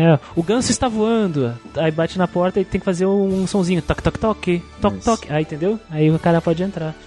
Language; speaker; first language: Portuguese; native; Portuguese